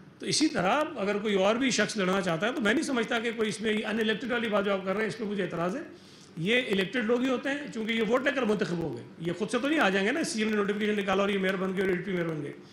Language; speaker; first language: Urdu; native; Urdu